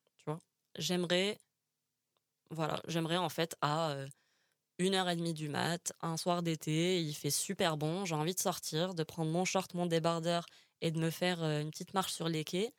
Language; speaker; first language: French; non-native, local second language; Arabic